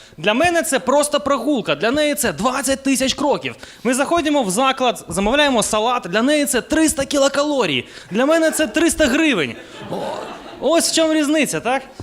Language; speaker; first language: Ukrainian; non-native, local second language; Russian